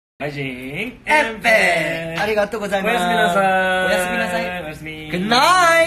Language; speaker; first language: Japanese; non-native, learner; Korean